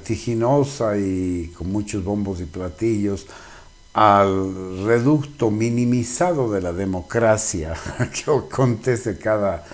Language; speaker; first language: Spanish; native; Spanish